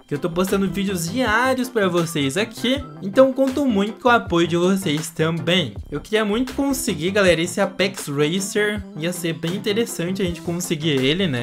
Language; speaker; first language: Portuguese; native; Portuguese